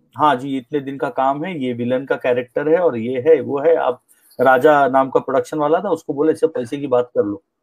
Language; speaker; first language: Hindi; native; Hindi